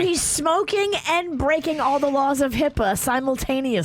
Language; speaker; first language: English; native; English